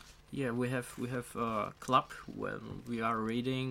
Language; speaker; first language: English; non-native, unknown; Czech